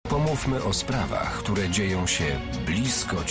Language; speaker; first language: Polish; native; Polish